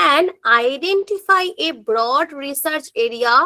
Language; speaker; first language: English; non-native, local second language; Bangla